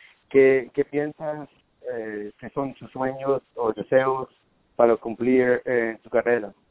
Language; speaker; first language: Spanish; non-native, learner; English